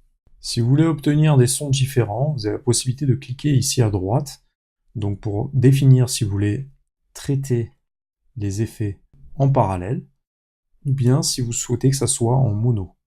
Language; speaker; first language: French; native; French